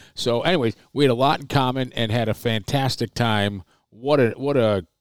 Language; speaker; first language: English; native; English